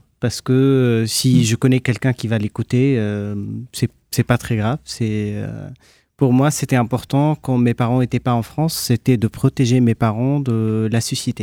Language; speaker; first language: French; non-native, fluent; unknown